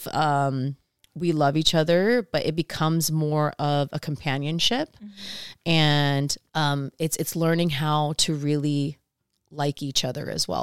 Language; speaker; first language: English; non-native, fluent; Samoan